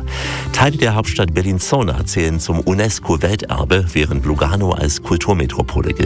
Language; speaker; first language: German; native; German